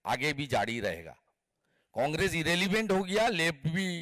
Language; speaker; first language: Hindi; non-native, local second language; Bangla